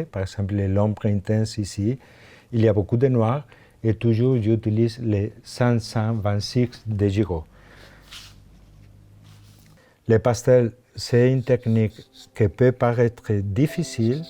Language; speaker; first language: French; non-native, fluent; Spanish